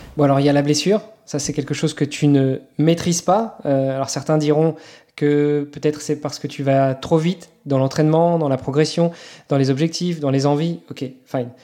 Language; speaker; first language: French; native; French